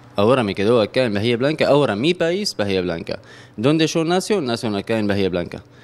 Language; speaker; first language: Spanish; non-native, learner; Arabic